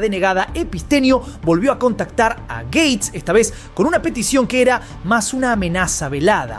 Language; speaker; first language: Spanish; native; Spanish